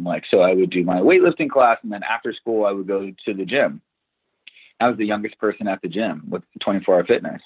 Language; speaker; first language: English; native; English